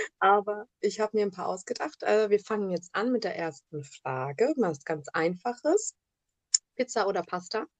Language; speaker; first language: German; early bilingual, other home language; Italian